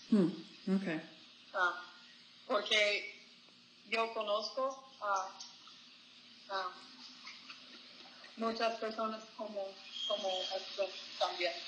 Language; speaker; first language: Spanish; non-native, learner; English